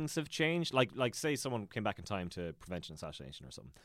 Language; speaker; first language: English; native; English